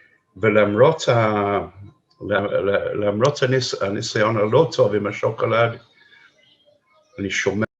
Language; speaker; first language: Hebrew; non-native, fluent; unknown